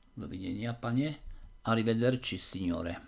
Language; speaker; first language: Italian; non-native, learner; Slovak